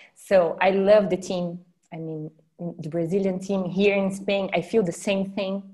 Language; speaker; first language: English; non-native, fluent; Portuguese